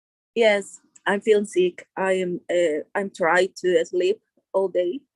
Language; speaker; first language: English; non-native, learner; Spanish